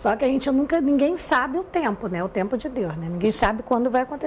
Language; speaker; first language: Portuguese; native; Portuguese